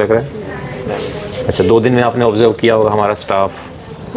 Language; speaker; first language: Hindi; native; Hindi